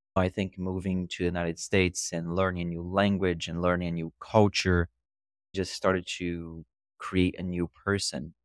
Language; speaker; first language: English; non-native, fluent; Portuguese